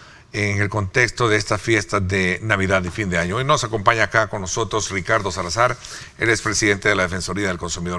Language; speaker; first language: Spanish; native; Spanish